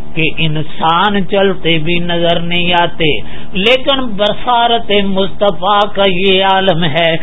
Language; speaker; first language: Urdu; non-native, local second language; Dogri